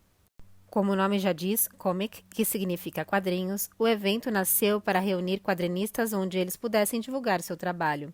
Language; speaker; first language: Portuguese; native; Portuguese